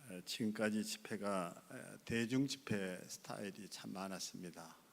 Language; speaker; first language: Korean; native; Korean